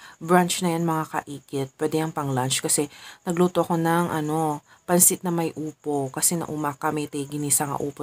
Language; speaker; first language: Filipino; non-native, local second language; Iloko